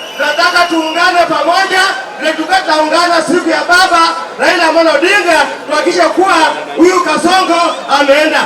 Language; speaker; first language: Swahili; non-native, local second language; Luyia